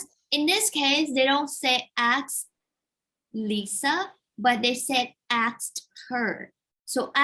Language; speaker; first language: English; non-native, fluent; Thai